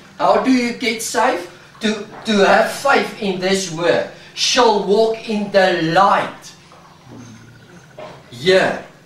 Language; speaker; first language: English; non-native, local second language; Afrikaans